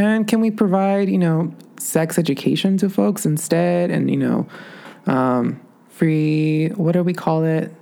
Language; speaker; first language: English; early bilingual, other home language; Spanish